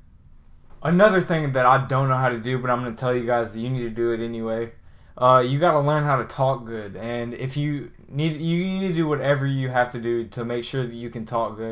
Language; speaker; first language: English; native; English